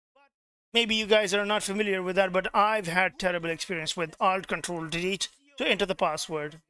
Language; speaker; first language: English; non-native, local second language; Pashto